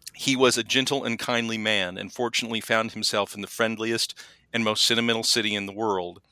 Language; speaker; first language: English; native; English